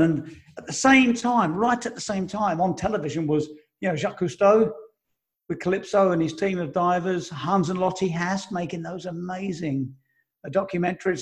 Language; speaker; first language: English; native; English